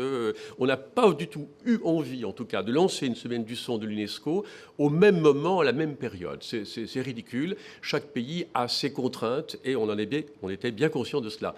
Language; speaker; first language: French; native; French